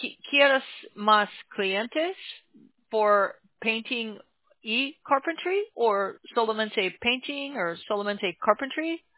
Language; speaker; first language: Spanish; non-native, learner; English